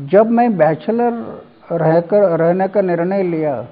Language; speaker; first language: Hindi; non-native, local second language; Marathi